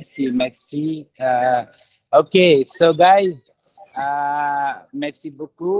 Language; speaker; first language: French; non-native, fluent; Hindi